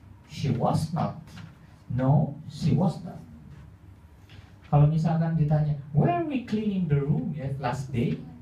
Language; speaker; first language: English; non-native, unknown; Indonesian